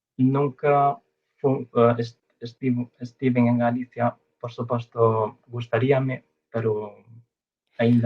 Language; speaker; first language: Galician; non-native, fluent; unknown